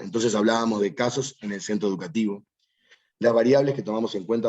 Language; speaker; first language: Spanish; native; Spanish